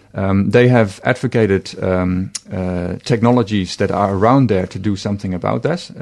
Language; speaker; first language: English; non-native, fluent; Dutch